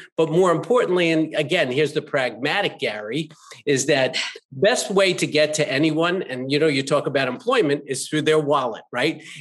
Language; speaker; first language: English; native; English